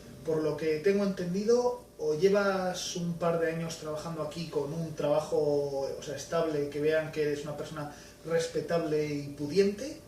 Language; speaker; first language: Spanish; native; Spanish